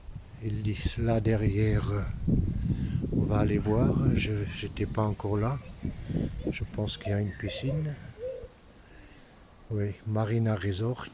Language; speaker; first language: French; non-native, fluent; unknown